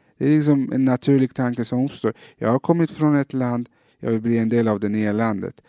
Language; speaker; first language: Swedish; early bilingual, other home language; Persian